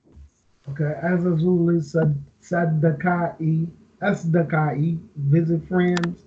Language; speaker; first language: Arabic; non-native, learner; English